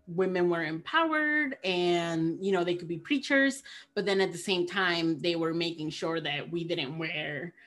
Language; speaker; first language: English; early bilingual, other home language; Spanish